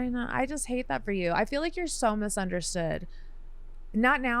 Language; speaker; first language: English; native; English